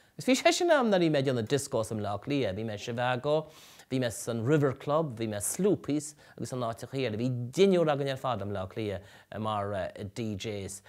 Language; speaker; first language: Irish; native; Irish